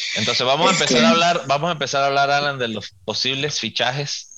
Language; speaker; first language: Spanish; native; Spanish